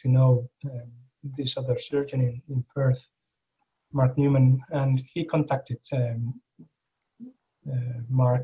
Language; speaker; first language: English; non-native, fluent; Spanish